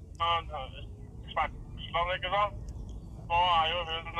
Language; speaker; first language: Norwegian; non-native, learner; Thai